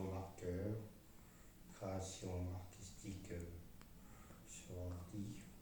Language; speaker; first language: French; native; French